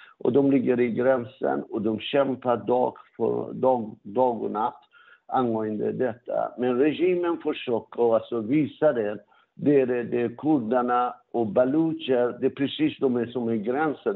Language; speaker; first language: Swedish; non-native, fluent; Persian